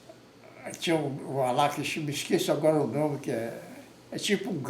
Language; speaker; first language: Portuguese; native; Portuguese